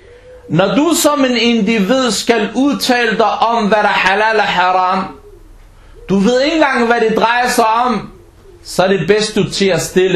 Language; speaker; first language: Danish; early bilingual, other home language; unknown